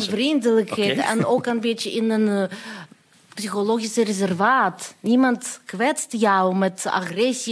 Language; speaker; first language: Dutch; non-native, fluent; Russian